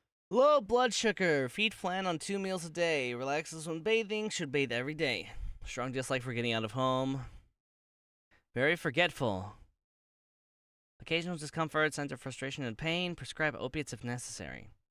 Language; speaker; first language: English; native; English